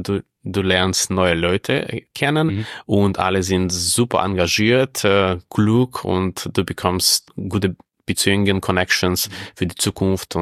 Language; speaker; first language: German; non-native, fluent; Russian